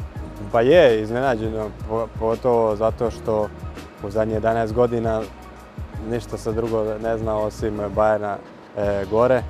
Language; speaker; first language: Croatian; early bilingual, heritage; Croatian